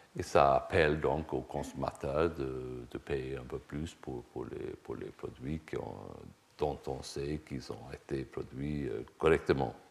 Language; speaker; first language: French; non-native, fluent; Swedish